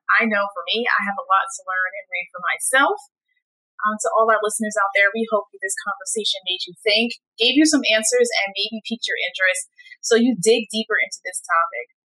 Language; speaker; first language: English; native; English